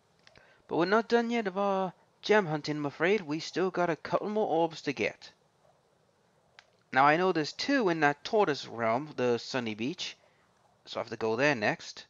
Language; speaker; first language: English; native; English